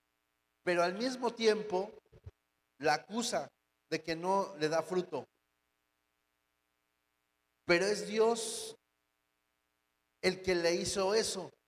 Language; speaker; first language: Spanish; native; Spanish